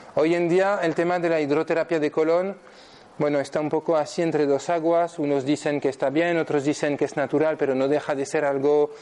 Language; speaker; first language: Spanish; non-native, fluent; French